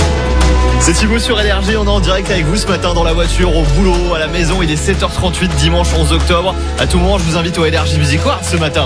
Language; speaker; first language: French; native; French